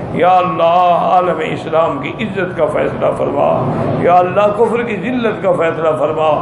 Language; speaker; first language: Urdu; native; Urdu